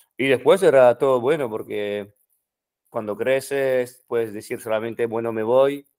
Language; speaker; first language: Spanish; non-native, fluent; French